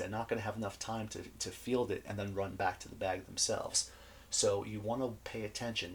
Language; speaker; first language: English; native; English